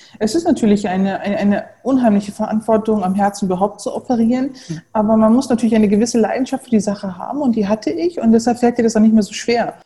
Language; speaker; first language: German; early bilingual, other home language; Turkish